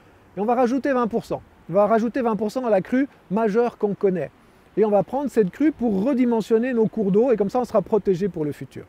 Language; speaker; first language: French; native; French